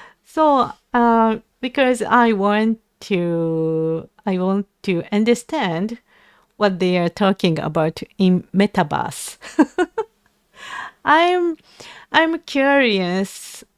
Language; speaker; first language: English; non-native, learner; Japanese